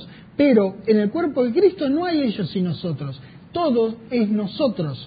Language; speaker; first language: Spanish; native; Spanish